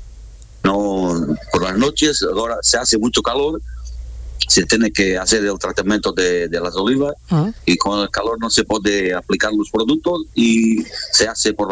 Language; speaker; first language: Spanish; non-native, learner; Portuguese